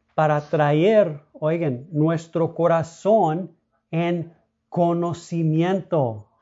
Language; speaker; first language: Spanish; non-native, fluent; English